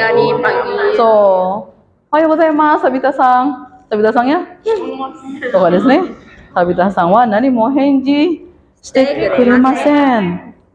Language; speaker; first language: Japanese; non-native, fluent; Indonesian